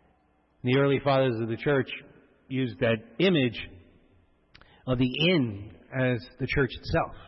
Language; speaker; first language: English; native; English